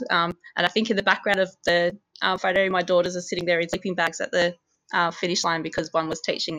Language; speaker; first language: English; native; English